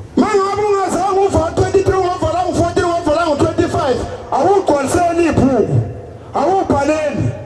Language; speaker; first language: Zulu; native; Zulu